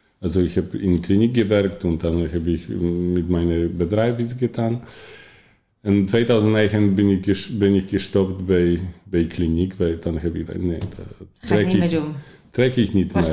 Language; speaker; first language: German; non-native, learner; Polish